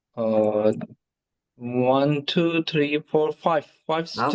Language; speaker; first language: English; non-native, fluent; Turkish